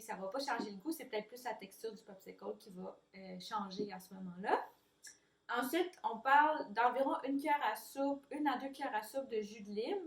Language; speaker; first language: French; native; French